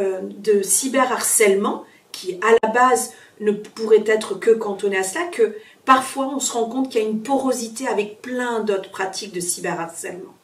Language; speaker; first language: French; native; French